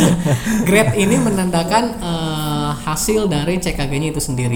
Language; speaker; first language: Indonesian; native; Indonesian